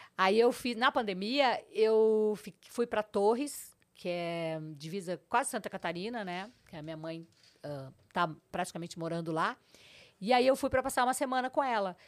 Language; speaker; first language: Portuguese; native; Portuguese